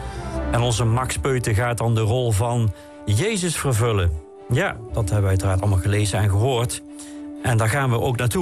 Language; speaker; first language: Dutch; native; Dutch